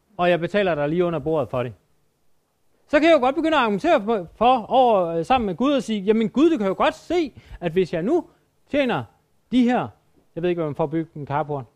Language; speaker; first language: Danish; native; Danish